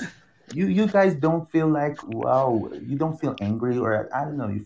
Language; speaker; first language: English; non-native, fluent; Persian